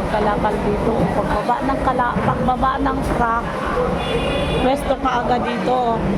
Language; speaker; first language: Filipino; non-native, local second language; Cebuano